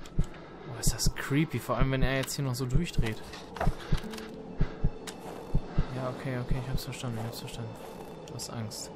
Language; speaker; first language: German; native; German